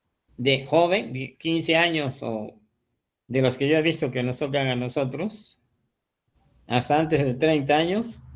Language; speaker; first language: Spanish; native; Spanish